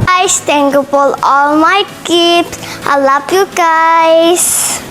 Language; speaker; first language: English; non-native, local second language; Filipino